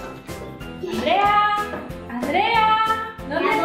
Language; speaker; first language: Spanish; native; Spanish